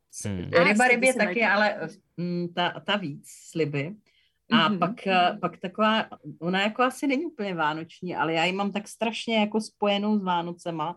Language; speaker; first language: Czech; native; Czech